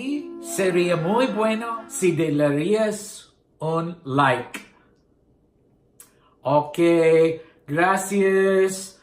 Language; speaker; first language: Spanish; non-native, learner; English